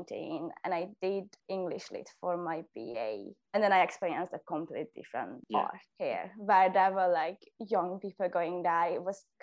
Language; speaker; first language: English; non-native, fluent; Hungarian